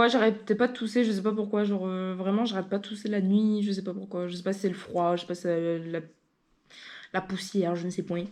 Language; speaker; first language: French; native; French